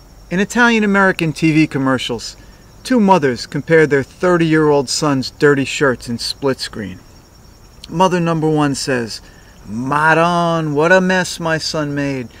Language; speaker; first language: English; native; English